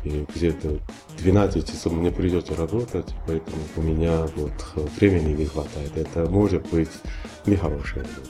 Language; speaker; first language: Russian; non-native, fluent; Korean